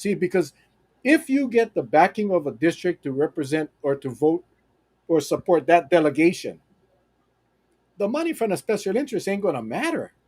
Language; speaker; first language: English; native; English